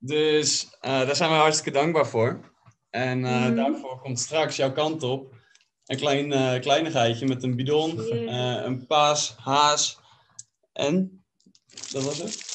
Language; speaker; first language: Dutch; native; Dutch